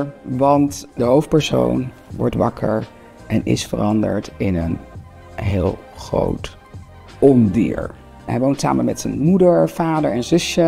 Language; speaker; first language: Dutch; native; Dutch